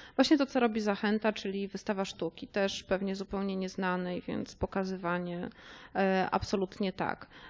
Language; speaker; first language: Polish; non-native, fluent; English